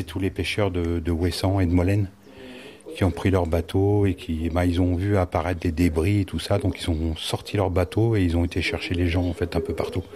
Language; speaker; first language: French; native; French